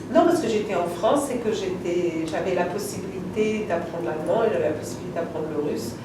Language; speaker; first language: French; native; French